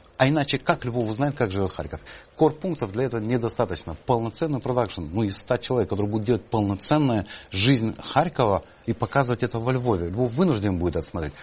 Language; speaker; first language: Russian; native; Russian